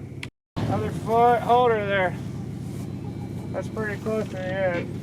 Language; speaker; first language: English; native; English